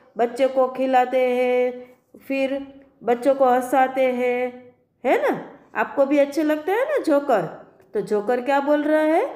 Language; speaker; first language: Hindi; non-native, local second language; Gujarati